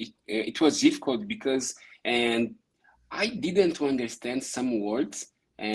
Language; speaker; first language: English; non-native, learner; Portuguese